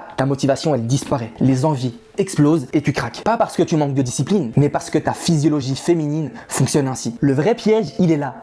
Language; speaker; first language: French; native; French